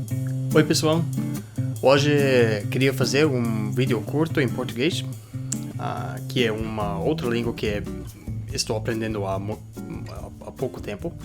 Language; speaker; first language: Portuguese; non-native, fluent; English